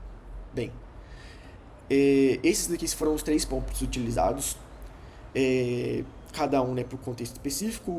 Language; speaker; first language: Portuguese; native; Portuguese